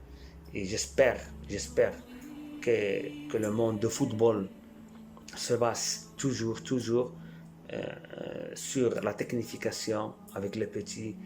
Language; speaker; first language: French; non-native, fluent; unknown